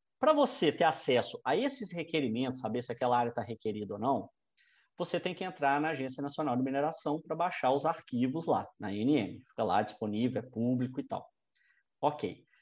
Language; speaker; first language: Portuguese; native; Portuguese